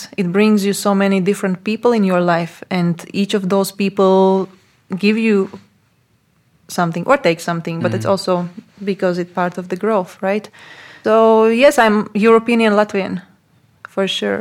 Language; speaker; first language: English; non-native, fluent; Latvian